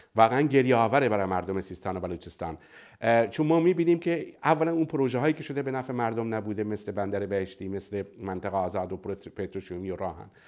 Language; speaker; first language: Persian; non-native, local second language; Baluchi